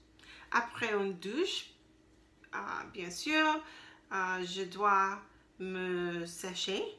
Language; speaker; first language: French; non-native, learner; English